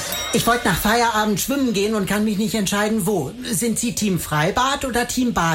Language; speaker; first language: German; native; German